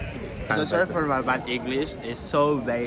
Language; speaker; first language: English; non-native, learner; Spanish